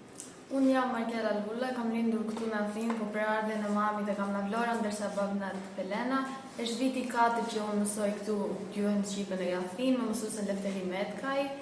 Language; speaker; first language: Albanian; early bilingual, heritage; Albanian